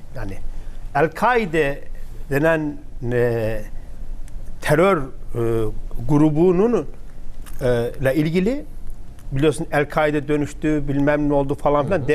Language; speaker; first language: Turkish; native; Turkish